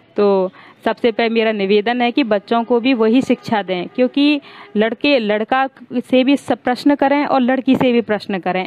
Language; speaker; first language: Hindi; native; Hindi